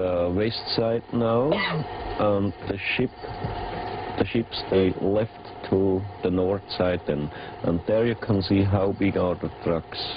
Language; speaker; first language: English; non-native, learner; Swiss German